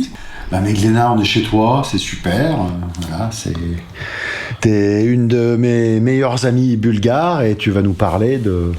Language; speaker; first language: French; native; French